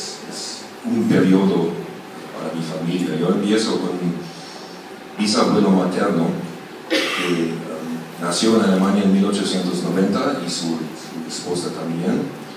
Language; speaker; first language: Spanish; non-native, fluent; German